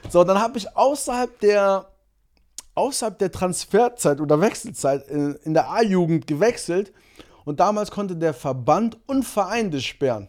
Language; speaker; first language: German; early bilingual, other home language; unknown